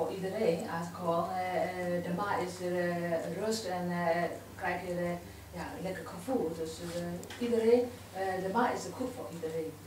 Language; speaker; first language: Dutch; non-native, learner; Burmese